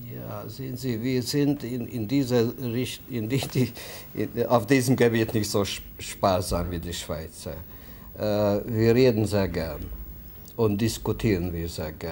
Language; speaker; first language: German; non-native, fluent; Hungarian